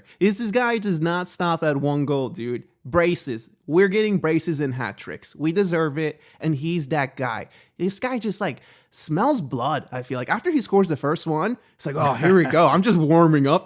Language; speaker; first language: English; native; English